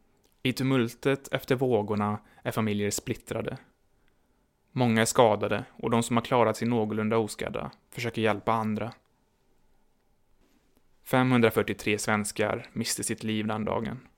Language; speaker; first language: Swedish; native; Swedish